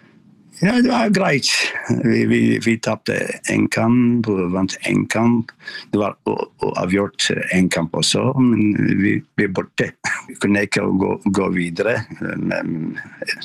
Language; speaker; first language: Norwegian; non-native, learner; Arabic